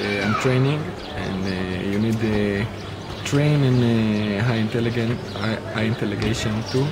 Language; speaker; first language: English; non-native, fluent; Hebrew